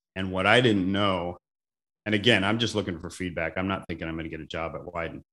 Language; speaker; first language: English; native; English